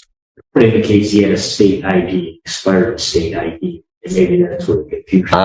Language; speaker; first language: English; native; English